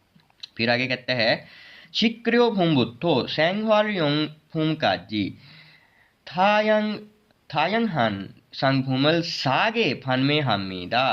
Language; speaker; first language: Korean; non-native, learner; Urdu